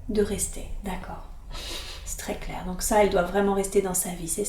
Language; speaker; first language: French; native; French